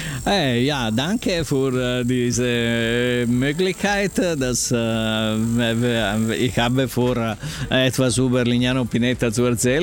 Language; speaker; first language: German; non-native, learner; Italian